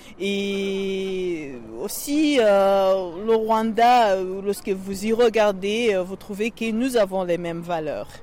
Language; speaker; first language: French; non-native, local second language; Kinyarwanda